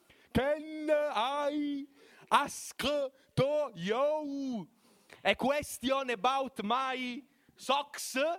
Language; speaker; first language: English; non-native, learner; Italian